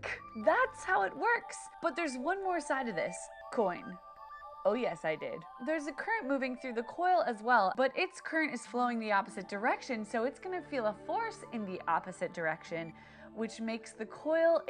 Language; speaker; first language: English; native; English